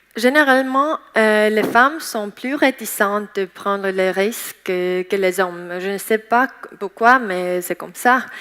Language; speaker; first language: French; non-native, learner; Estonian